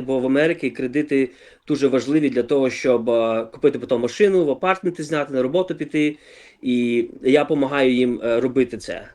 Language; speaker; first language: Ukrainian; early bilingual, other home language; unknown